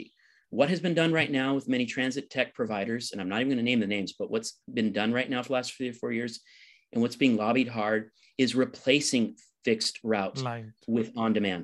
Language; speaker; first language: English; native; English